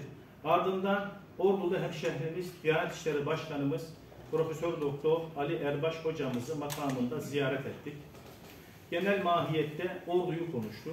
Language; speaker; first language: Turkish; native; Turkish